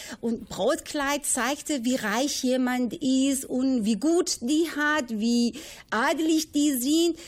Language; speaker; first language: German; non-native, fluent; Persian